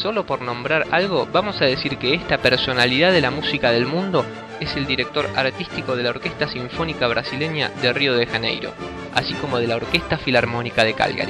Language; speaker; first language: Spanish; native; Spanish